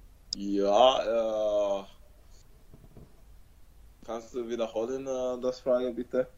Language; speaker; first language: German; non-native, learner; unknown